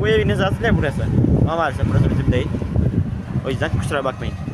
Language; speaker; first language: Turkish; native; Turkish